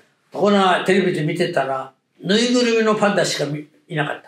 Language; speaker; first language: Japanese; native; Japanese